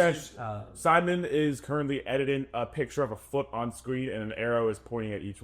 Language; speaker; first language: English; native; English